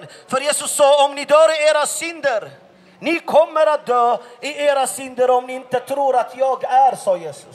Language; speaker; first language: Swedish; non-native, fluent; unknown